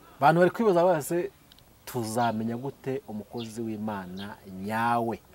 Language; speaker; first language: Kinyarwanda; native; Kinyarwanda